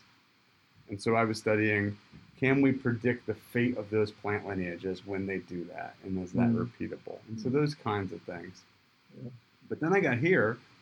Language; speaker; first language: English; native; English